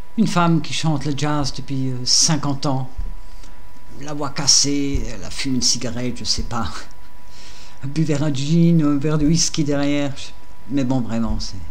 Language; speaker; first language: French; native; French